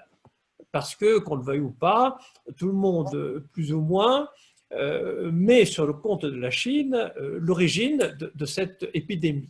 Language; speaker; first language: French; native; French